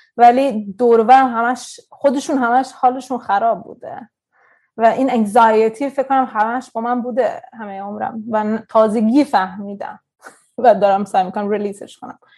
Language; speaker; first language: Persian; early bilingual, heritage; Persian